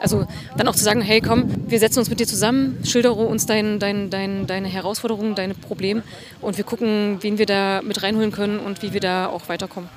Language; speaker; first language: German; native; German